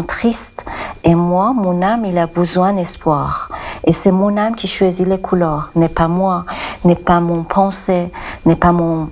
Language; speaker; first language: French; non-native, learner; Persian